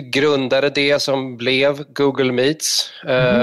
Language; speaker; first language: Swedish; native; Swedish